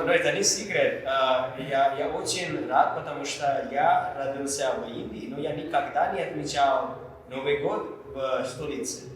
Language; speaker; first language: Russian; non-native, learner; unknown